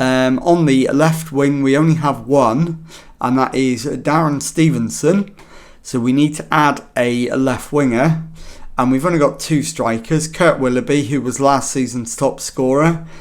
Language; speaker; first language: English; native; English